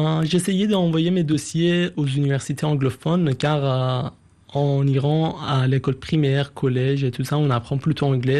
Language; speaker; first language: French; non-native, fluent; Persian